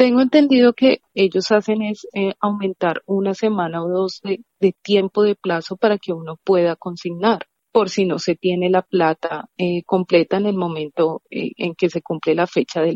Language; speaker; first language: Spanish; native; Spanish